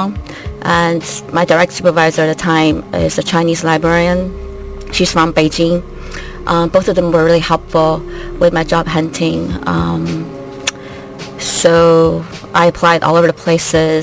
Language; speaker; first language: English; non-native, fluent; Chinese